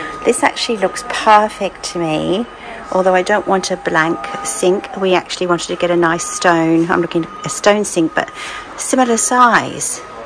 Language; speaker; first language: English; native; English